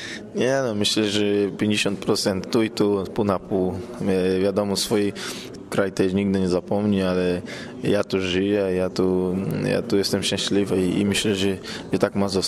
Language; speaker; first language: Polish; non-native, fluent; Portuguese